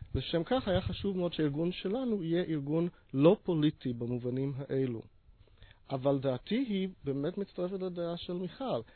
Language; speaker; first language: Hebrew; non-native, fluent; English